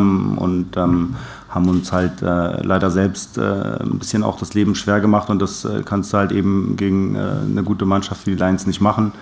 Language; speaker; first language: German; native; German